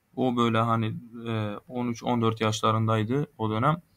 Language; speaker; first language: Turkish; non-native, local second language; Kurdish